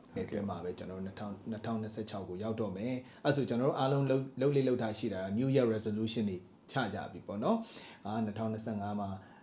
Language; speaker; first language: Burmese; native; Burmese